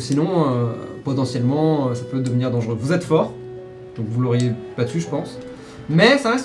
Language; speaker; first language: French; native; French